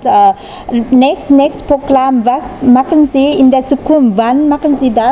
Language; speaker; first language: German; non-native, learner; Thai